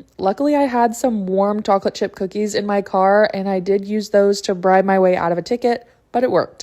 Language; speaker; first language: English; native; English